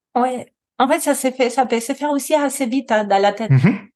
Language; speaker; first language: French; non-native, fluent; Spanish